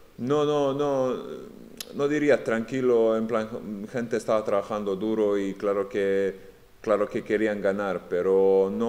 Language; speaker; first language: Spanish; non-native, fluent; Serbian